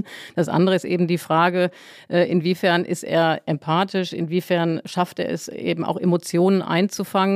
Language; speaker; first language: German; native; German